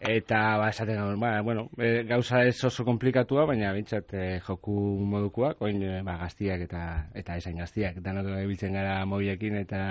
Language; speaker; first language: Basque; native; Basque